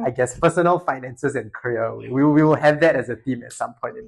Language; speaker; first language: English; native; English